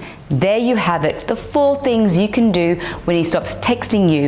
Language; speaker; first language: English; native; English